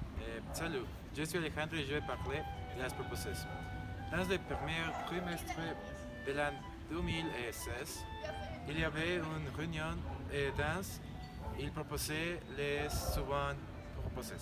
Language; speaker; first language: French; non-native, learner; Spanish